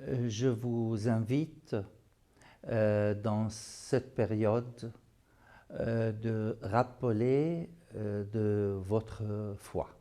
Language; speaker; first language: French; non-native, fluent; Arabic